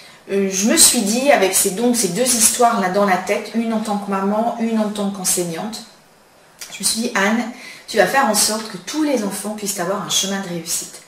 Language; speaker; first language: French; native; French